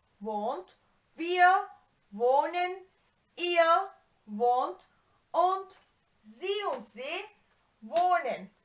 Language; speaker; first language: German; non-native, fluent; Turkish